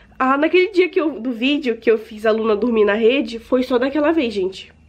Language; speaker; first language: Portuguese; native; Portuguese